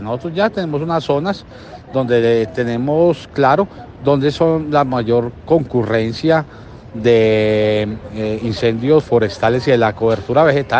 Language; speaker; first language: Spanish; native; Spanish